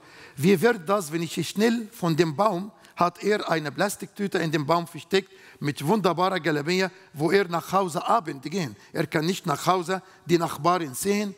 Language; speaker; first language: German; non-native, fluent; Arabic